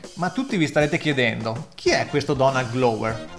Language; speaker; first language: Italian; native; Italian